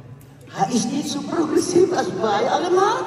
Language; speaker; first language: Dutch; non-native, fluent; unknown